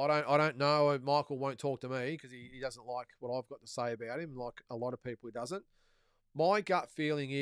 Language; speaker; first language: English; native; English